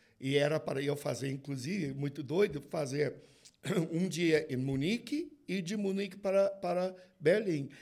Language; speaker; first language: Portuguese; non-native, fluent; English